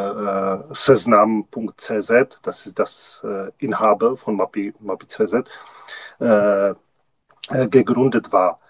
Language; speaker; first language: German; non-native, learner; Czech